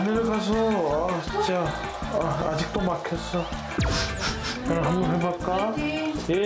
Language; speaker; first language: Korean; non-native, learner; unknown